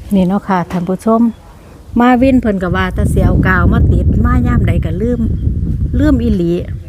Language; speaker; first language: Thai; native; Thai